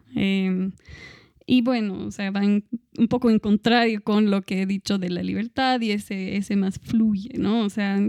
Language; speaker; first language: Spanish; non-native, fluent; English